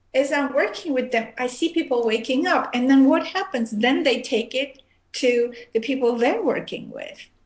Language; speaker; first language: English; non-native, fluent; Armenian